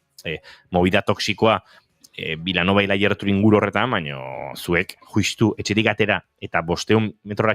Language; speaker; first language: Basque; native; Basque